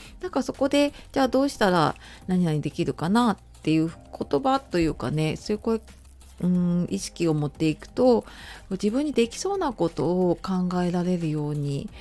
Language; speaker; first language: Japanese; native; Japanese